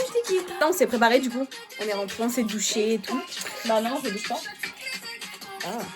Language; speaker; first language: French; native; French